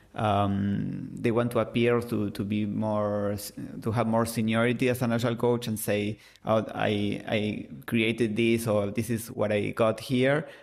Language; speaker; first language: English; non-native, fluent; Spanish